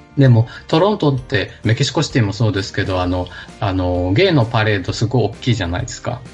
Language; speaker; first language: Japanese; native; Japanese